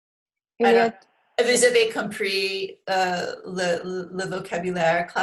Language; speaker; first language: French; non-native, learner; English